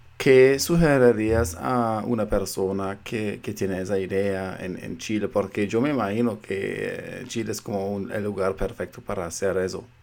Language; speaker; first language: Spanish; non-native, fluent; German